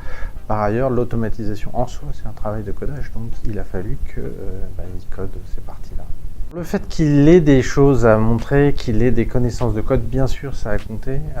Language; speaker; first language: French; native; French